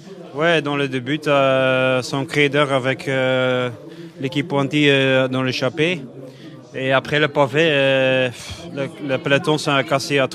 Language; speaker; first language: French; non-native, learner; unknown